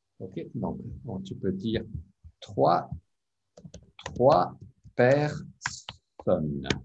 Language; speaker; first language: French; non-native, learner; English